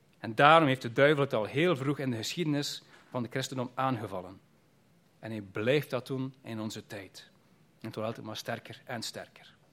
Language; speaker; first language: Dutch; native; Dutch